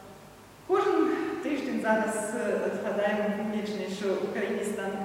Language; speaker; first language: Ukrainian; non-native, learner; German